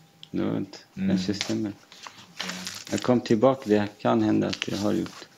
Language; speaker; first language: Swedish; non-native, fluent; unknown